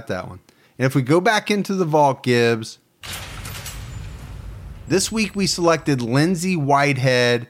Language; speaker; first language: English; native; English